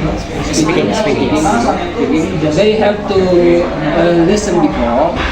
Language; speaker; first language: English; non-native, learner; Indonesian